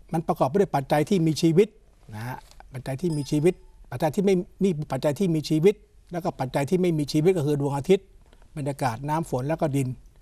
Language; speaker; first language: Thai; native; Thai